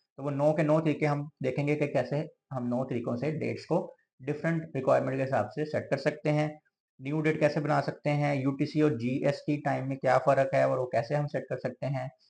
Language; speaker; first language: Urdu; native; Urdu